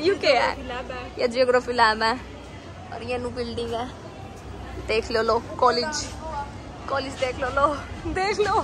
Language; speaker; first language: Hindi; native; Hindi